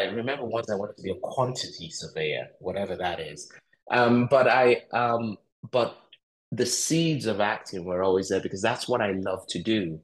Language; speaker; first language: English; non-native, local second language; Igbo